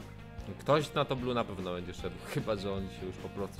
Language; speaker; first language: Polish; native; Polish